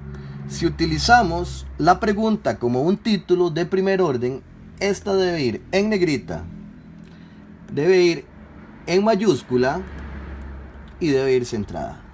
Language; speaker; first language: Spanish; native; Spanish